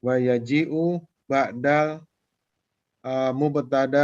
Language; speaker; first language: Arabic; non-native, learner; Indonesian